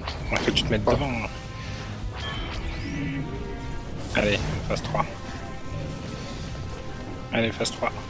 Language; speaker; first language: French; native; French